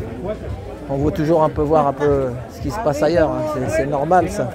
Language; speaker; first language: French; native; French